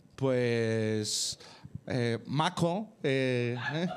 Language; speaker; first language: Spanish; native; Spanish